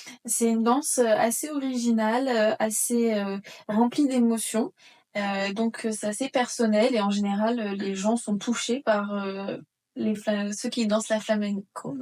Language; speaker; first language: French; native; French